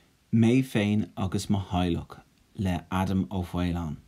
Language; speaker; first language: Irish; non-native, local second language; English